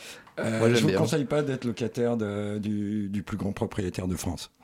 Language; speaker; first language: French; native; French